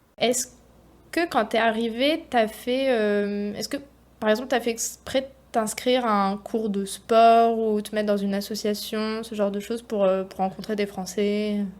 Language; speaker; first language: French; native; French